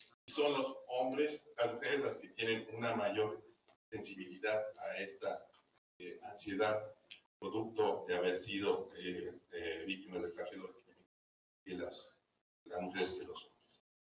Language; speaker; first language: Spanish; native; Spanish